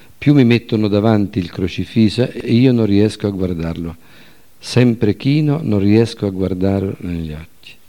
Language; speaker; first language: Italian; native; Italian